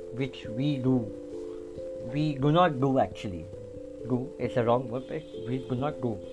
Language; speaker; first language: English; non-native, local second language; Bangla